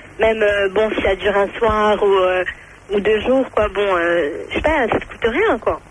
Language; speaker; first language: French; early bilingual, other home language; Arabic